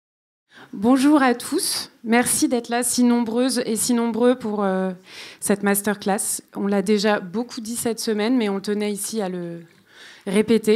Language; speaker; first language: French; native; French